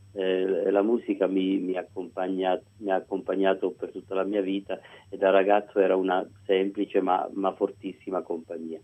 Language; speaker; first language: Italian; early bilingual, heritage; Italian